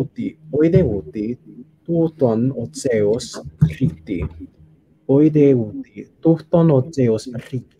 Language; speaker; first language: Greek; non-native, fluent; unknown